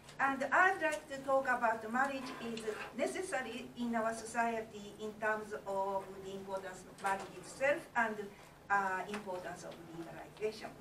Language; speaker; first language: English; non-native, learner; Japanese